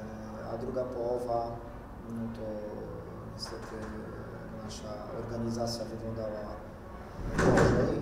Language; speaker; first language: Polish; non-native, fluent; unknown